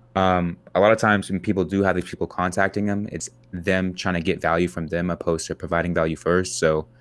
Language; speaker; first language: English; native; English